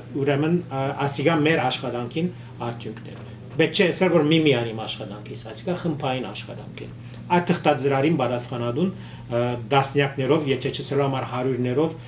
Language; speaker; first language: Armenian; early bilingual, heritage; Armenian